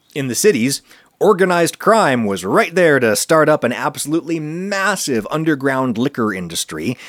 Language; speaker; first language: English; native; English